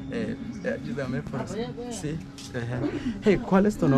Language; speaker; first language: Spanish; non-native, learner; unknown